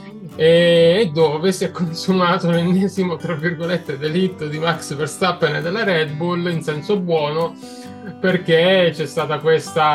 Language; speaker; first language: Italian; native; Italian